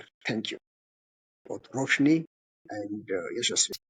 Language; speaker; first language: English; non-native, local second language; Kannada